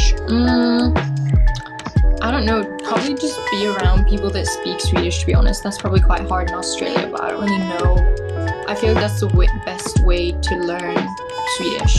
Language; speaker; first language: English; early bilingual, other home language; Swedish